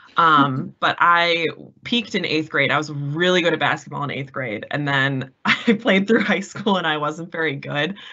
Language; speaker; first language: English; native; English